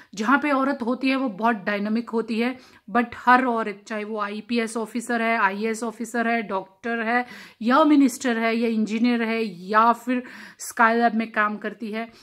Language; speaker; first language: Hindi; non-native, local second language; Punjabi